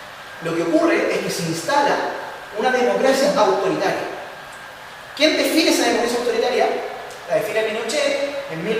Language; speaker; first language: Spanish; native; Spanish